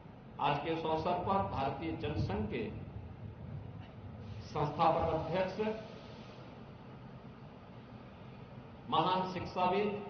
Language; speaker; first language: Hindi; native; Hindi